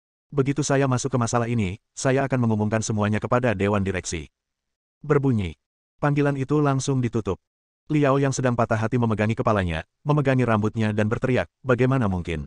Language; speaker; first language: Indonesian; native; Indonesian